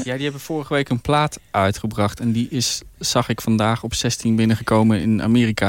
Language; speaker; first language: Dutch; native; Dutch